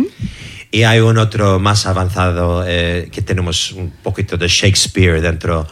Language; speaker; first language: Spanish; non-native, learner; English